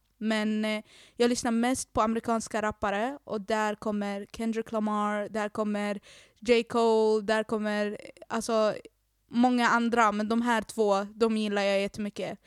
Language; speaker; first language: Swedish; early bilingual, other home language; Arabic